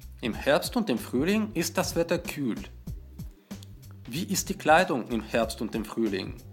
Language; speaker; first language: German; non-native, fluent; Russian